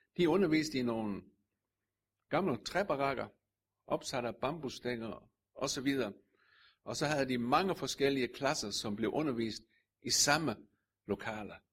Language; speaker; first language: Danish; native; Danish